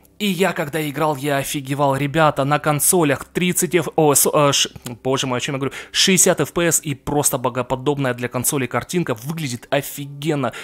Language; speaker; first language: Russian; native; Russian